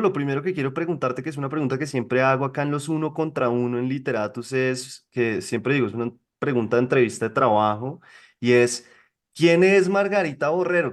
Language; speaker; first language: Spanish; native; Spanish